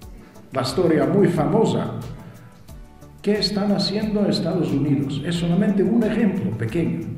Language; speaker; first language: Spanish; non-native, fluent; Russian